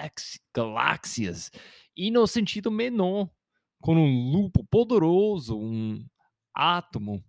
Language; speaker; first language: Portuguese; non-native, fluent; English